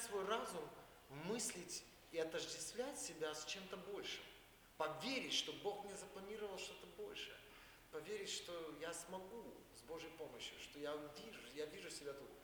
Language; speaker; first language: Russian; native; Russian